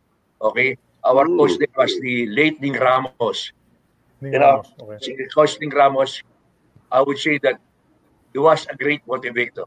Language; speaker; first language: English; non-native, local second language; Filipino